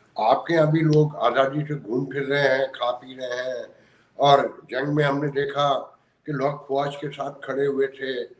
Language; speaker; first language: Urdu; native; Urdu